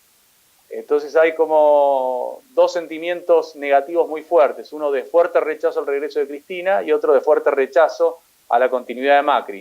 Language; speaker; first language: Spanish; native; Spanish